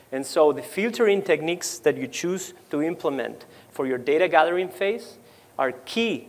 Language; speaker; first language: English; non-native, fluent; Spanish